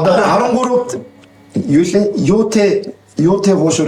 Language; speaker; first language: Mongolian; non-native, fluent; Korean